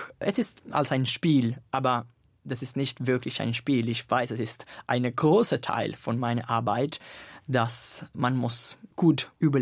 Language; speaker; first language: German; non-native, learner; Italian